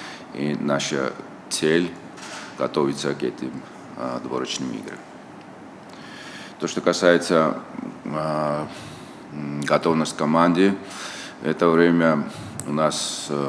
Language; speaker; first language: Russian; non-native, local second language; Tajik